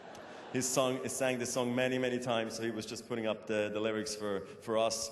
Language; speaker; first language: English; non-native, fluent; German